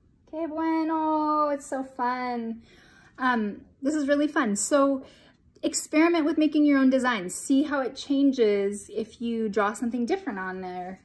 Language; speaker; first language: English; native; English